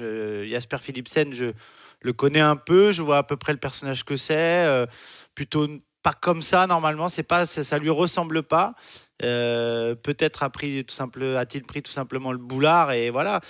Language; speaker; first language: French; native; French